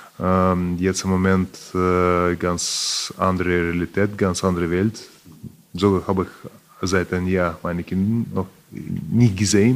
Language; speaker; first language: German; non-native, fluent; Russian